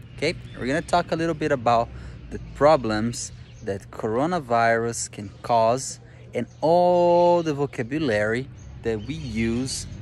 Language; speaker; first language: English; non-native, fluent; Portuguese